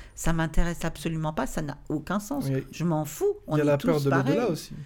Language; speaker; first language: French; native; French